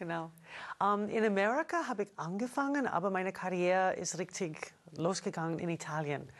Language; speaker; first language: German; non-native, fluent; English